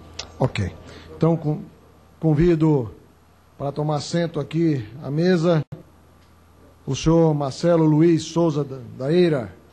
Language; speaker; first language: Portuguese; native; Portuguese